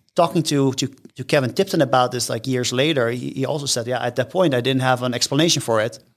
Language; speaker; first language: English; non-native, fluent; Dutch